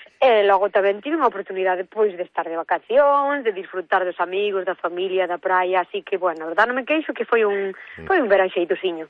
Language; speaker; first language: Galician; native; Galician